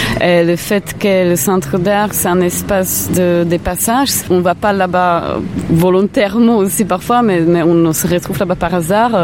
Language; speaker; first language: French; non-native, fluent; Czech